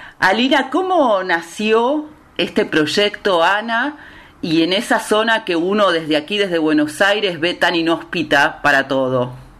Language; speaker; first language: Spanish; native; Spanish